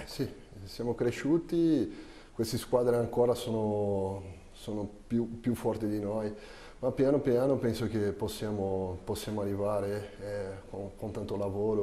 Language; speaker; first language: Italian; non-native, fluent; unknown